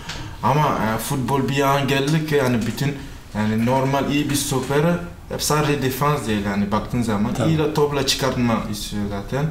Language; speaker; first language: Turkish; non-native, fluent; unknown